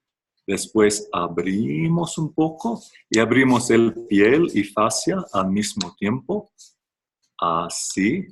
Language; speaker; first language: Spanish; non-native, fluent; English